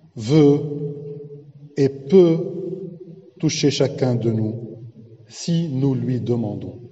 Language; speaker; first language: French; non-native, local second language; Arabic